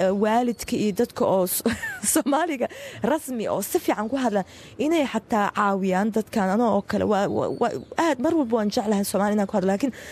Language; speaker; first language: Somali; early bilingual, heritage; Somali